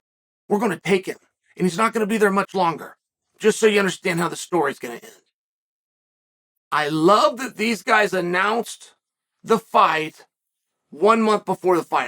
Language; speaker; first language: English; native; English